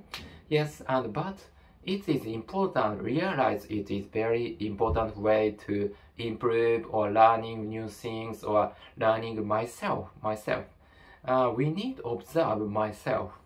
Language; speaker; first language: English; non-native, learner; Japanese